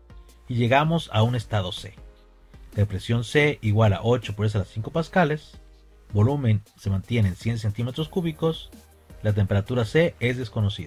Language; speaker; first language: Spanish; native; Spanish